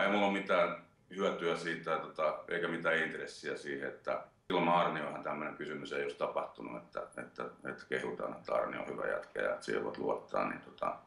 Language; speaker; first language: Finnish; native; Finnish